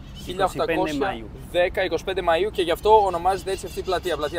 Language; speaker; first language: Greek; native; Greek